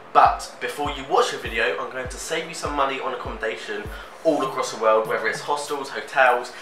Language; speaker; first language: English; native; English